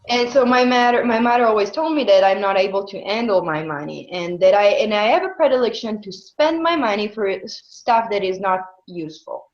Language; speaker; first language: English; non-native, fluent; Italian